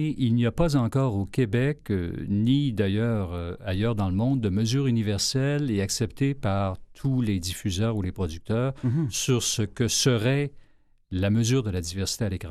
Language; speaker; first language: French; native; French